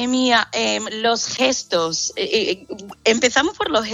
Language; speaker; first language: Spanish; non-native, fluent; English